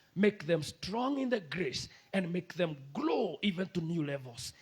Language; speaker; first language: English; non-native, local second language; Swahili